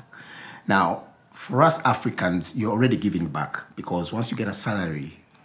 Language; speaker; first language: English; non-native, local second language; Ganda